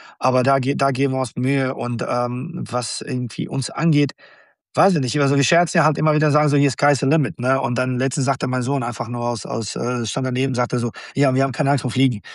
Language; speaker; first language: German; non-native, fluent; Bosnian